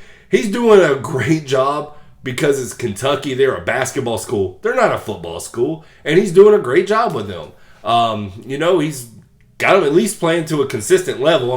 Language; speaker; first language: English; native; English